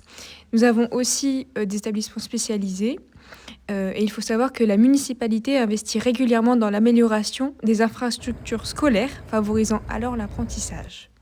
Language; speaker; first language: French; native; French